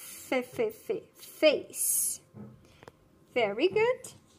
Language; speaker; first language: English; non-native, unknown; Portuguese